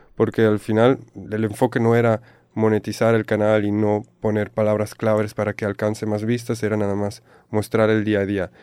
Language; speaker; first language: Spanish; non-native, fluent; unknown